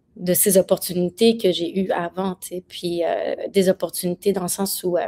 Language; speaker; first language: French; native; French